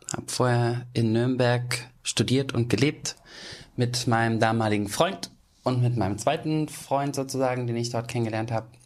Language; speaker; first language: German; native; German